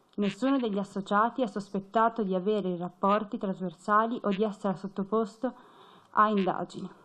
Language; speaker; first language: Italian; native; Italian